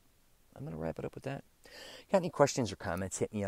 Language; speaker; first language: English; native; English